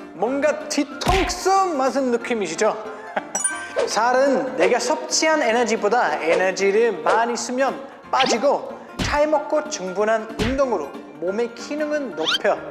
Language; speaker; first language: Korean; non-native, fluent; German